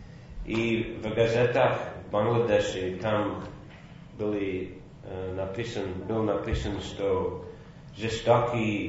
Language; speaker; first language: Russian; non-native, fluent; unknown